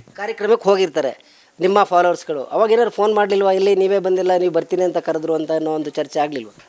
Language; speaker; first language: Kannada; native; Kannada